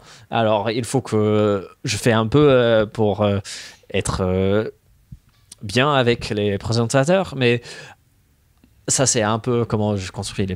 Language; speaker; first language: French; non-native, fluent; English